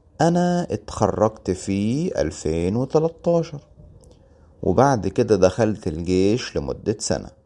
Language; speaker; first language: Arabic; early bilingual, heritage; Arabic